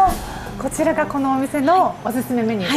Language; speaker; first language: Japanese; native; Japanese